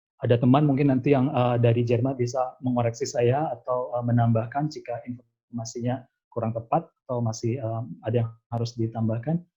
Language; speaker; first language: Indonesian; native; Indonesian